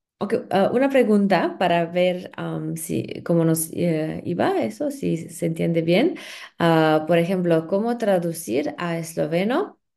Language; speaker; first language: Spanish; non-native, fluent; Slovenian